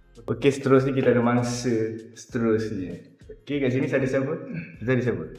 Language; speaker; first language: Malay; native; Malay